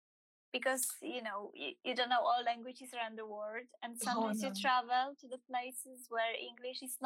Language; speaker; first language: English; non-native, fluent; Polish